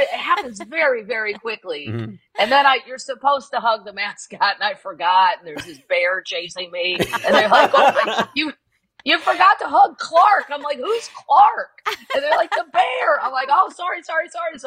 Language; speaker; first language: English; native; English